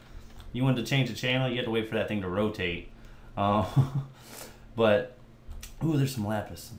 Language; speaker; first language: English; native; English